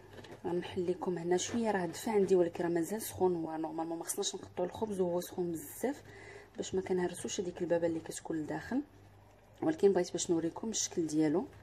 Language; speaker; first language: Arabic; native; Arabic